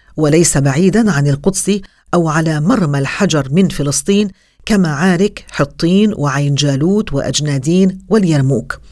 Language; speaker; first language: Arabic; native; Arabic